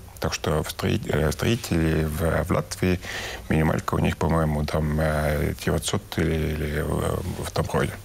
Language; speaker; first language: Russian; non-native, local second language; Estonian